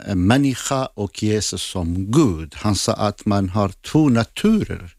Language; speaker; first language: Swedish; non-native, fluent; Assyrian Neo-Aramaic